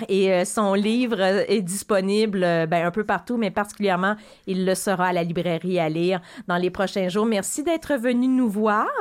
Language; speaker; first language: French; native; French